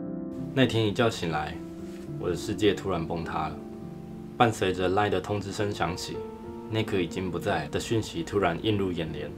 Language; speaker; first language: Chinese; native; Chinese